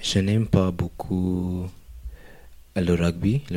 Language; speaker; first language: French; non-native, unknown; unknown